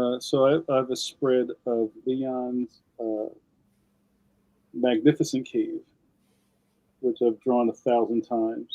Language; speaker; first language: English; native; English